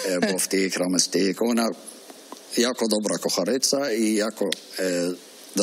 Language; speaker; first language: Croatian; non-native, learner; Arabic